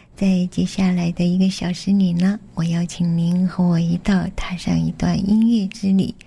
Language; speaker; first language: Chinese; native; Chinese